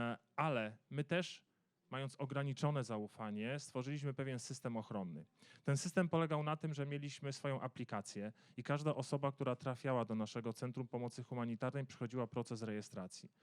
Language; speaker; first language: Polish; native; Polish